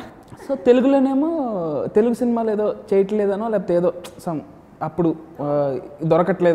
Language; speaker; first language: Telugu; native; Telugu